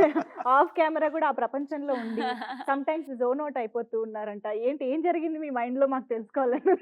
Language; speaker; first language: Telugu; native; Telugu